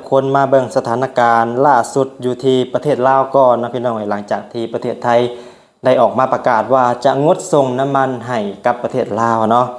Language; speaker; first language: Thai; non-native, local second language; Northeastern Thai